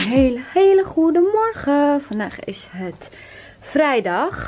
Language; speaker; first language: Dutch; early bilingual, other home language; Turkish